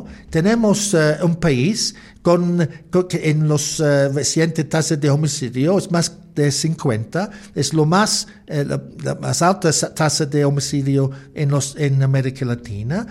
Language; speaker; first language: Spanish; non-native, learner; English